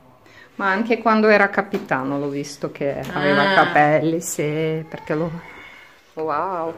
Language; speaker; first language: Italian; non-native, fluent; Russian